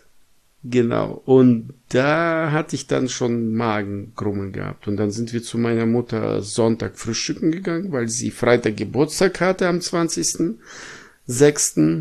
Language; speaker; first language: German; early bilingual, other home language; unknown